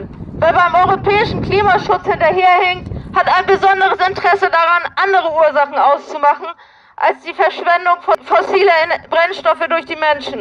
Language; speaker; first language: German; native; German